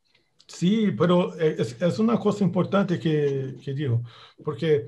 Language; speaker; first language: Spanish; non-native, fluent; Portuguese